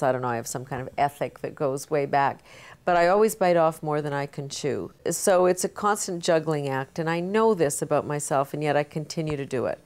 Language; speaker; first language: English; native; English